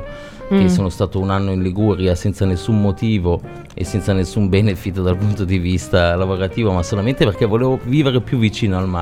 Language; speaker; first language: Italian; native; Italian